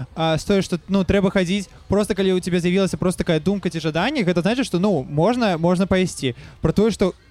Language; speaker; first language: Belarusian; non-native, local second language; Russian